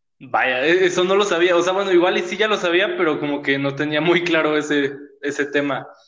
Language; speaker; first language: Spanish; native; Spanish